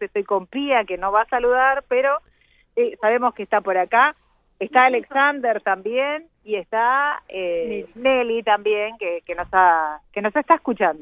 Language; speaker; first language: Spanish; native; Spanish